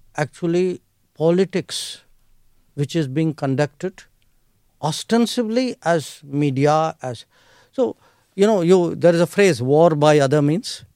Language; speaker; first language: English; non-native, local second language; Hindi